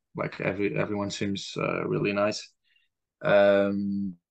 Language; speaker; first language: English; non-native, fluent; Portuguese